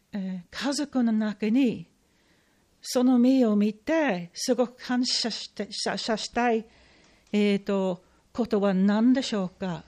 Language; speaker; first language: Japanese; non-native, fluent; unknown